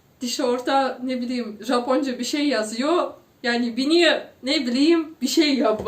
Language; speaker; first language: Turkish; non-native, fluent; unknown